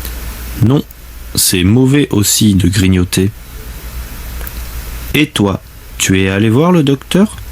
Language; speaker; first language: French; native; French